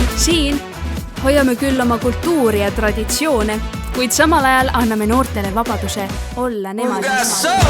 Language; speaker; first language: Estonian; native; Estonian